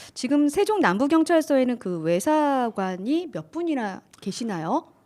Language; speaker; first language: Korean; native; Korean